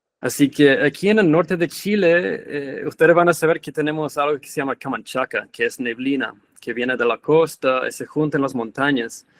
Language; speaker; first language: Spanish; non-native, fluent; English